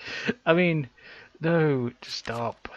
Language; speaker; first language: English; native; English